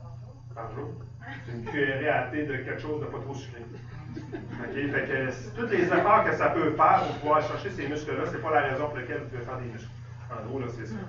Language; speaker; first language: French; native; French